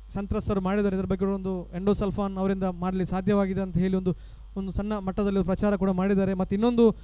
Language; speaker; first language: Kannada; native; Kannada